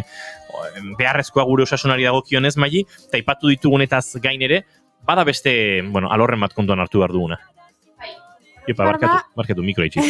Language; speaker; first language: Basque; native; Basque